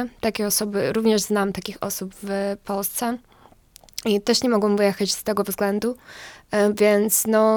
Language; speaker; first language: Polish; non-native, fluent; Ukrainian